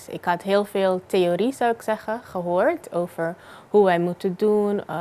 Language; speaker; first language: Dutch; non-native, local second language; Papiamento